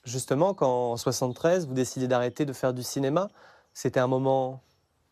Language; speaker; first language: French; native; French